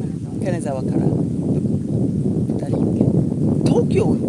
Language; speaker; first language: Japanese; non-native, learner; English